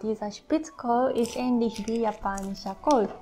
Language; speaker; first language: German; non-native, fluent; Japanese